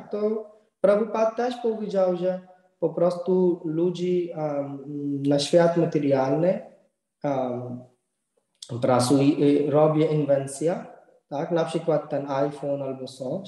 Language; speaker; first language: Polish; non-native, learner; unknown